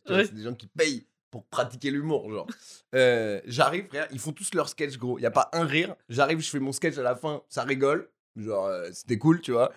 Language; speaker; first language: French; native; French